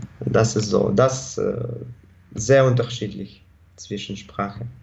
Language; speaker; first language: German; non-native, learner; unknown